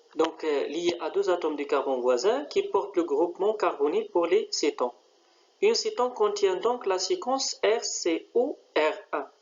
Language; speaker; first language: French; non-native, local second language; Arabic